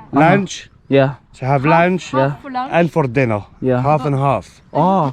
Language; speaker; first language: English; non-native, learner; German